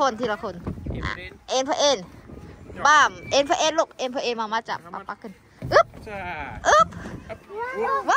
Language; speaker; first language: Dutch; non-native, learner; Thai